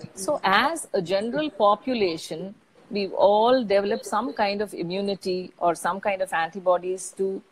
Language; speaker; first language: English; non-native, local second language; Tamil